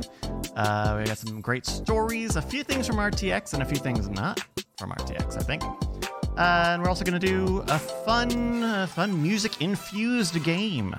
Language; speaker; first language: English; native; English